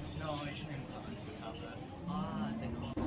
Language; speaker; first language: French; non-native, learner; English